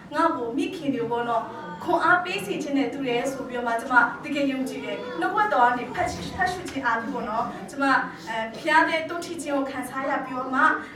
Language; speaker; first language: Burmese; non-native, local second language; Kachin